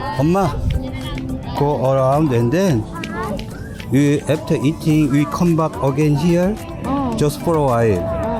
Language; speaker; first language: English; non-native, learner; Korean